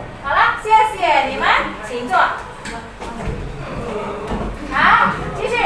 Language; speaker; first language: Chinese; non-native, fluent; Indonesian